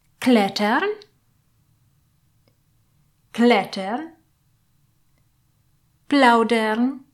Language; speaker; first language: German; non-native, fluent; Polish